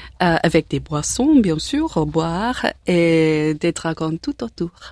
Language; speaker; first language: French; non-native, learner; English